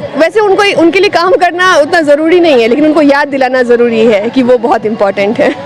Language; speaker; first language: Hindi; native; Hindi